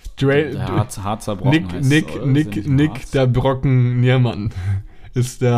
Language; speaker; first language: German; native; German